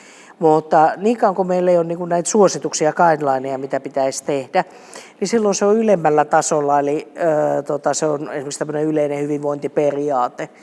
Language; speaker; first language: Finnish; native; Finnish